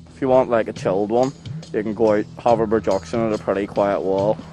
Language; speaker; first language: English; native; English